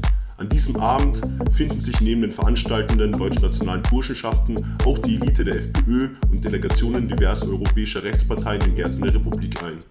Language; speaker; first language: German; native; German